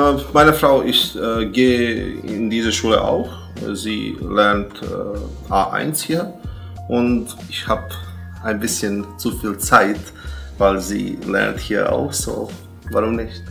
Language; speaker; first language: German; non-native, learner; Bosnian